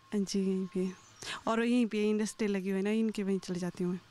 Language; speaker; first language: Hindi; native; Hindi